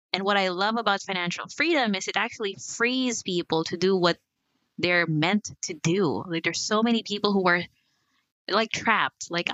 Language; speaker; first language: English; non-native, local second language; Filipino